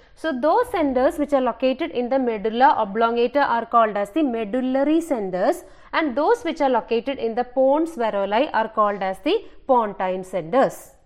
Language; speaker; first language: English; non-native, local second language; Malayalam